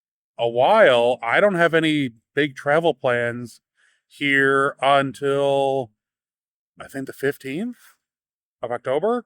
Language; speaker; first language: English; native; English